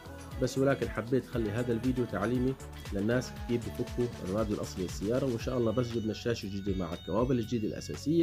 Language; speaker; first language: Arabic; native; Arabic